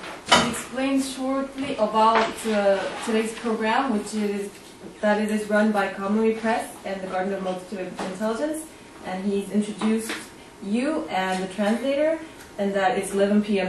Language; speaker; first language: English; non-native, fluent; Korean